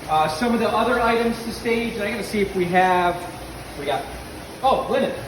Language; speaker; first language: English; native; English